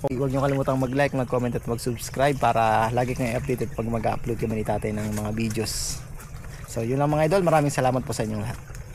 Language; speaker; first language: Filipino; non-native, local second language; Bikol